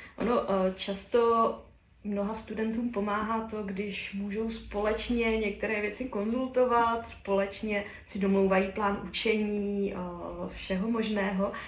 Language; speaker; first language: Czech; native; Czech